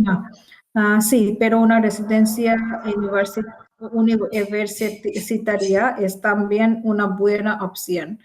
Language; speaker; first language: Spanish; non-native, learner; Bangla